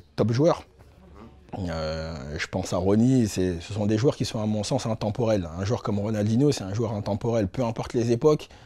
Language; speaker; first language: French; native; French